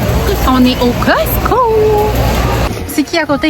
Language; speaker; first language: French; native; French